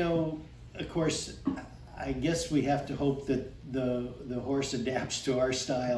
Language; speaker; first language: English; native; English